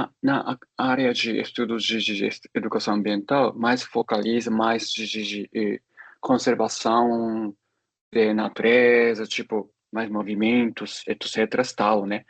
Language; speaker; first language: Portuguese; non-native, fluent; Japanese